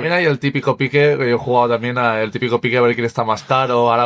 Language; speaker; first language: Spanish; native; Spanish